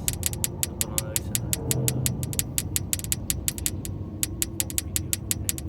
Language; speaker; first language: Dutch; non-native, local second language; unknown